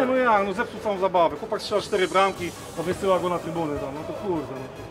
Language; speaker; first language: Polish; native; Polish